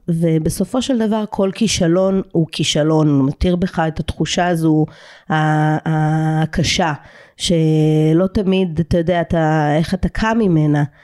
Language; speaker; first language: Hebrew; native; Hebrew